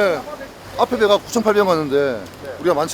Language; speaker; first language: Korean; native; Korean